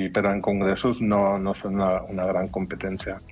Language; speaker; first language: Catalan; non-native, fluent; German